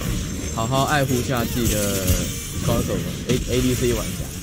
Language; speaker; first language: Chinese; native; Chinese